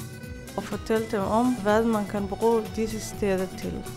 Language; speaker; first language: Danish; non-native, fluent; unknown